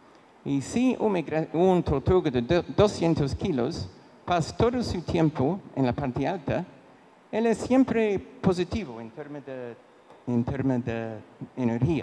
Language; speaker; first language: Spanish; non-native, fluent; English